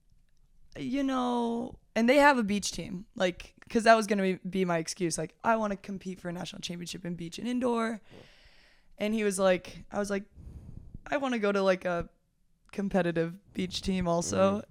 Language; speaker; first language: English; native; English